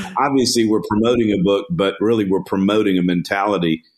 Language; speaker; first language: English; native; English